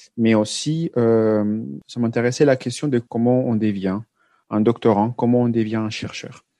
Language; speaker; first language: French; non-native, fluent; Spanish